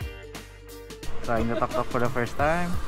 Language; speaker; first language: English; non-native, local second language; Filipino